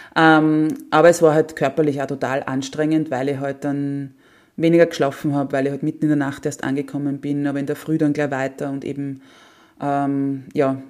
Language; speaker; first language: German; native; German